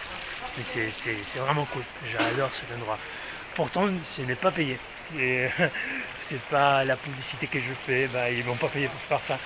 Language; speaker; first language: French; non-native, fluent; Spanish